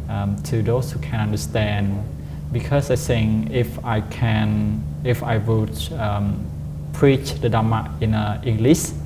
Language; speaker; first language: English; non-native, fluent; Khmer